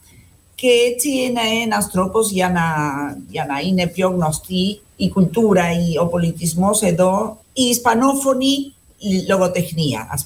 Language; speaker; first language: Greek; non-native, fluent; Spanish